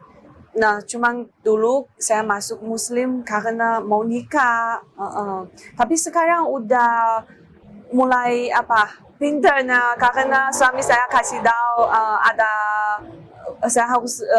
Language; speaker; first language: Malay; non-native, learner; Chinese